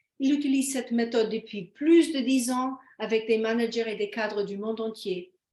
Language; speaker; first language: French; non-native, fluent; Slovenian